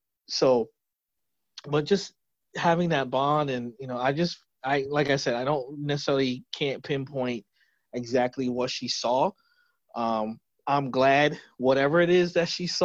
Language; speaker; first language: English; native; English